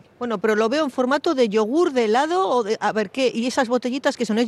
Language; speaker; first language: Spanish; native; Spanish